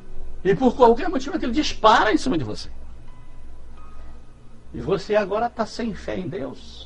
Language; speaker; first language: Portuguese; native; Portuguese